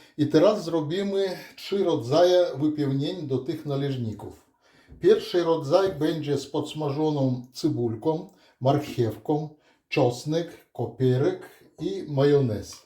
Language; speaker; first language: Polish; non-native, learner; Russian